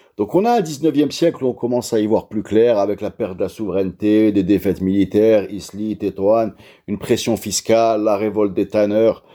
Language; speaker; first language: French; non-native, local second language; Arabic